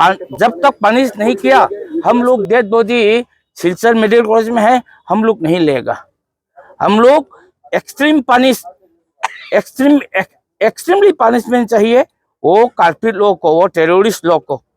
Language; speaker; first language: Hindi; non-native, local second language; Manipuri